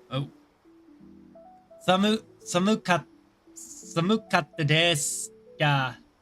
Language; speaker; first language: Japanese; non-native, learner; English